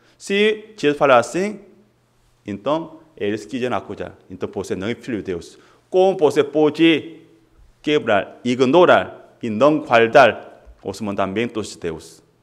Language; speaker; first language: Portuguese; non-native, fluent; Korean